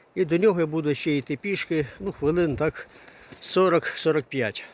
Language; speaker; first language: Ukrainian; non-native, local second language; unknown